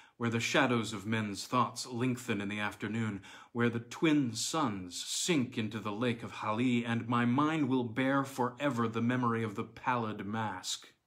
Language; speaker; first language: English; native; English